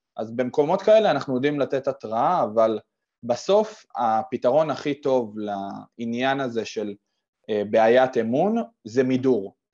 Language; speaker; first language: Hebrew; native; Hebrew